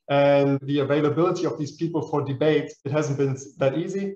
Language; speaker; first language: English; non-native, fluent; German